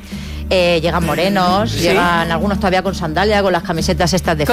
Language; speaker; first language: Spanish; native; Spanish